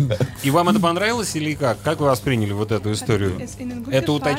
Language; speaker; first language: Russian; native; Russian